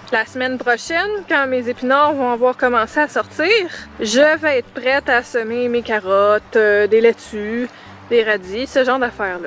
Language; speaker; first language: French; native; French